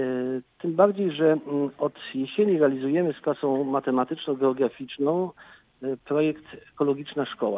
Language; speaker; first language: Polish; native; Polish